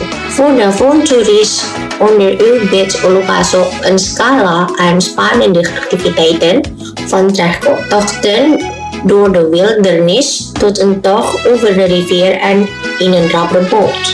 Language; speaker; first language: Dutch; non-native, fluent; Indonesian